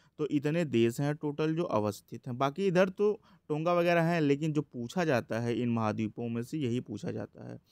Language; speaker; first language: Hindi; native; Hindi